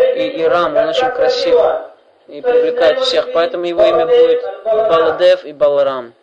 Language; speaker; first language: Russian; non-native, fluent; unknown